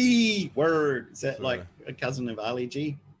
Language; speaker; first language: English; native; English